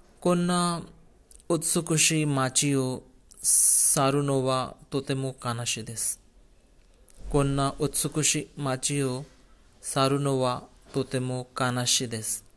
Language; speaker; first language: Japanese; non-native, learner; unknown